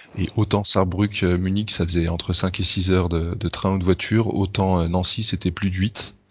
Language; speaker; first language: French; native; French